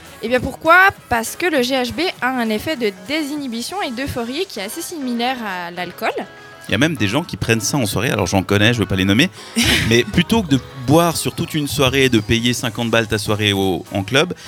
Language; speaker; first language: French; native; French